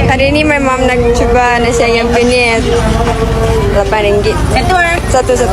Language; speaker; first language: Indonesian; non-native, learner; Russian